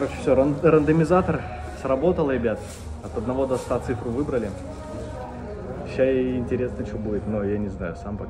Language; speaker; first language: Russian; native; Russian